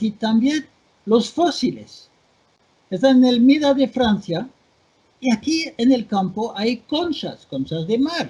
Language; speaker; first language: Spanish; non-native, fluent; French